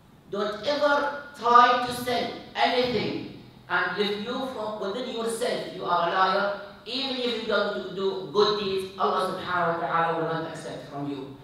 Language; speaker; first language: English; non-native, fluent; Arabic